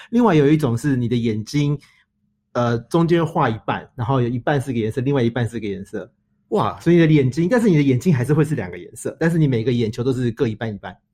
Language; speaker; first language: Chinese; native; Chinese